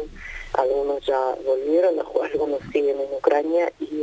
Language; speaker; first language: Spanish; non-native, fluent; Ukrainian